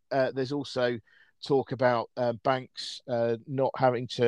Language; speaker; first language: English; native; English